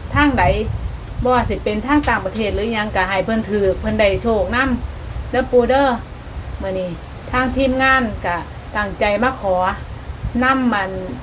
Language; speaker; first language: Thai; native; Thai